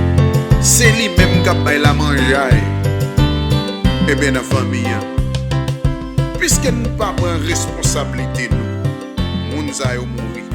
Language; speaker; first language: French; non-native, learner; Haitian Creole